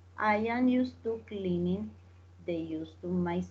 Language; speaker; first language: English; non-native, learner; Spanish